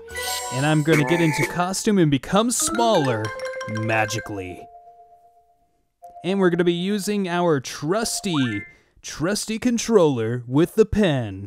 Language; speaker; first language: English; native; English